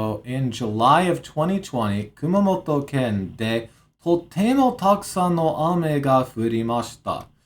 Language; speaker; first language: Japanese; non-native, learner; English